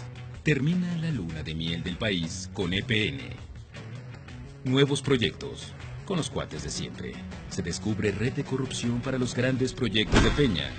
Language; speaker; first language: Spanish; native; Spanish